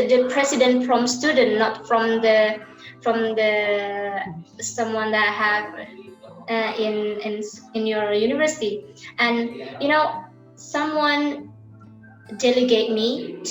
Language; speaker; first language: English; non-native, learner; Indonesian